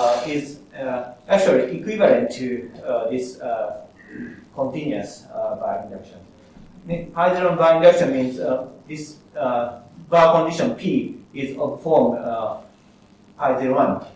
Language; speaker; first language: English; non-native, fluent; Japanese